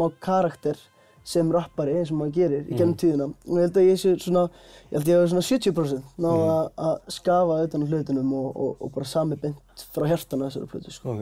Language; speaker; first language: Icelandic; native; Icelandic